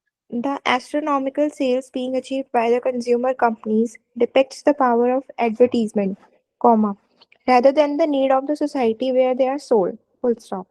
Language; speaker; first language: English; non-native, learner; Hindi